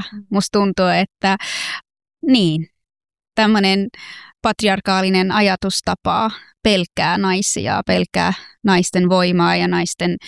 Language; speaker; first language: Finnish; non-native, fluent; Persian